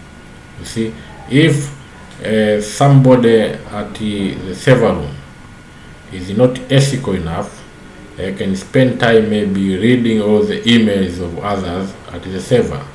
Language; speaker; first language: English; non-native, local second language; Swahili